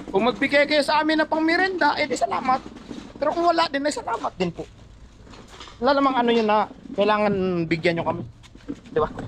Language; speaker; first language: Filipino; native; Filipino